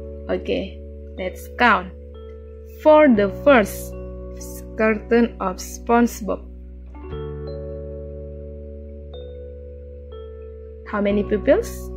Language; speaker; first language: English; non-native, learner; Indonesian